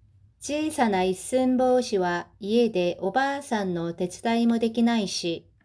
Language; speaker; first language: Japanese; non-native, local second language; Korean